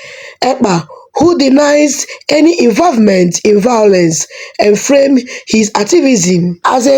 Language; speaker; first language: English; non-native, local second language; Igbo